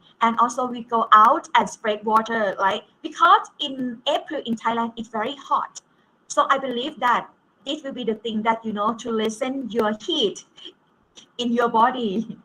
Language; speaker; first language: English; non-native, fluent; Thai